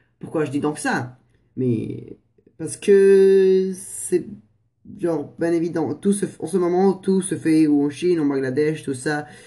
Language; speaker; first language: French; non-native, fluent; Russian